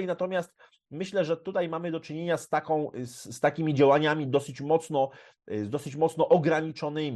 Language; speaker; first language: Polish; native; Polish